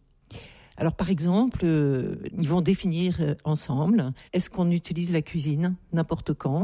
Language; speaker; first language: French; native; French